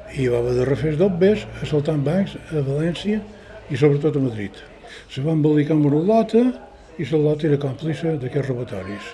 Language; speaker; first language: Catalan; native; Catalan